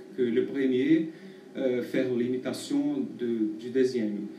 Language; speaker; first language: French; non-native, fluent; Portuguese